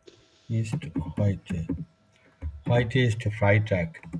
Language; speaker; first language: German; non-native, fluent; Bangla